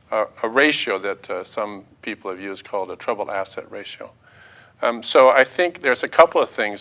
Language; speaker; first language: English; native; English